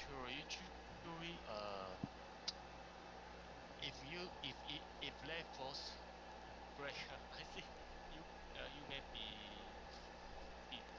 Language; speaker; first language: English; non-native, learner; Chinese